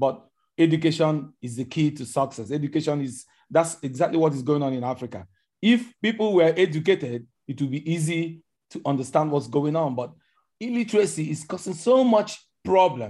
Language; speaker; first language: English; non-native, local second language; Igbo